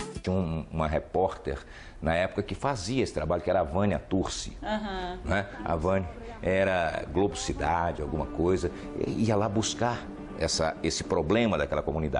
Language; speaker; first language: Portuguese; native; Portuguese